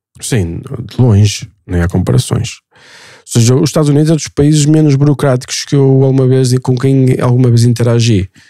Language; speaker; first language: Portuguese; native; Portuguese